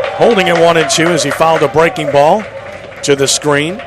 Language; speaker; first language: English; native; English